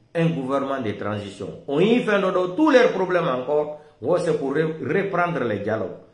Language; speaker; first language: French; non-native, local second language; Fula